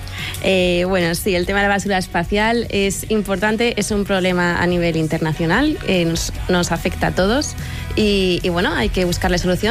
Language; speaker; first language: Spanish; native; Spanish